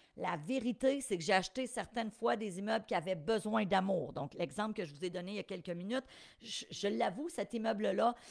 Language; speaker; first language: French; native; French